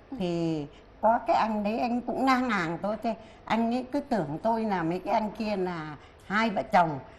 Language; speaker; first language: Vietnamese; early bilingual, heritage; Vietnamese